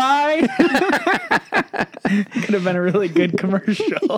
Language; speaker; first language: English; native; English